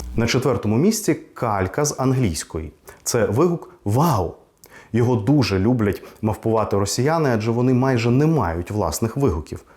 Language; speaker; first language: Ukrainian; non-native, local second language; Russian